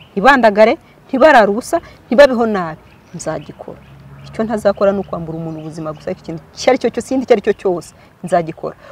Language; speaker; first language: Kinyarwanda; early bilingual, other home language; Rundi